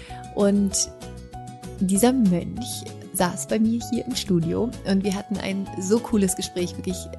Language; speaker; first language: German; native; German